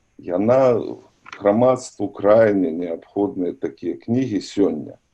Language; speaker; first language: Belarusian; native; Belarusian